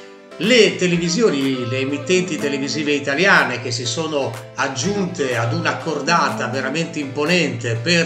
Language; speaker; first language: Italian; native; Italian